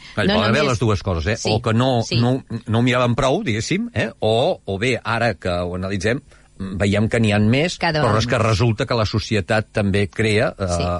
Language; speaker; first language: Catalan; native; Catalan